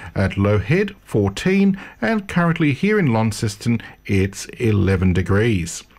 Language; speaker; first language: English; early bilingual, other home language; Italian